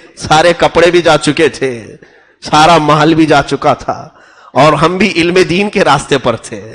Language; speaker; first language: Urdu; native; Urdu